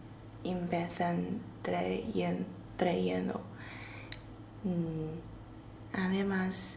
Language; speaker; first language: Spanish; non-native, learner; Chinese